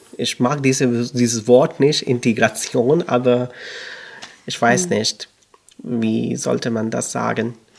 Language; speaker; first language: German; non-native, fluent; Urdu